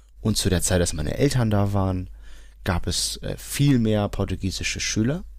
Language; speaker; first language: German; early bilingual, other home language; Portuguese